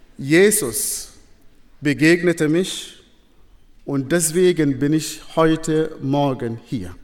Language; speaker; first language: German; non-native, fluent; Arabic